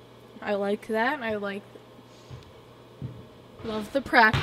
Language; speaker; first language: English; native; English